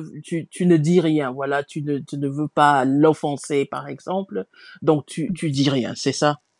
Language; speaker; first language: French; non-native, fluent; English